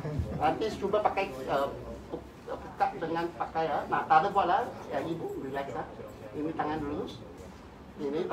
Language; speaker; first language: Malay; non-native, local second language; Cantonese